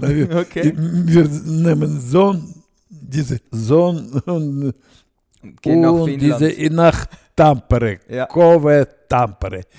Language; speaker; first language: German; non-native, learner; Russian